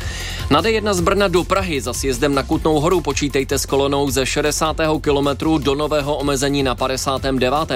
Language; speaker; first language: Czech; native; Czech